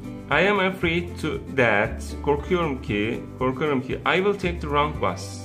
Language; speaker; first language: English; non-native, fluent; Turkish